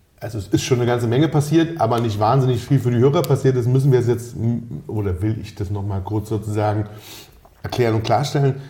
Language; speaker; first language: German; native; German